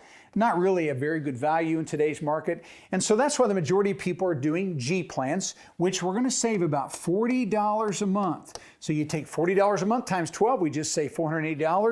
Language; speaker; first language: English; native; English